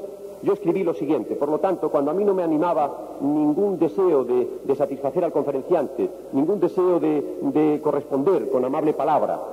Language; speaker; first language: Spanish; native; Spanish